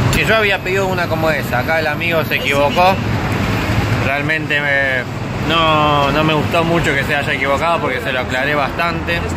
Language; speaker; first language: Spanish; native; Spanish